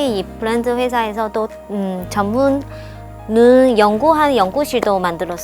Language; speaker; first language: Korean; non-native, fluent; Chinese